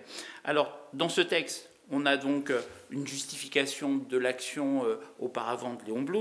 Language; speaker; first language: French; native; French